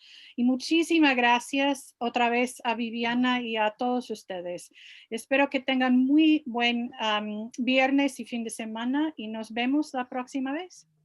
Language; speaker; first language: Spanish; non-native, fluent; English